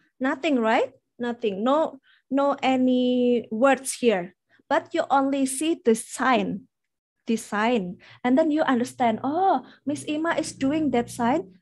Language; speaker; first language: English; non-native, fluent; Indonesian